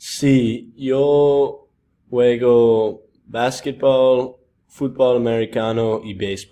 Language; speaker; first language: Spanish; non-native, learner; English